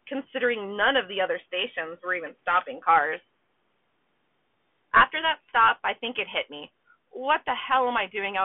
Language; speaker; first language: English; native; English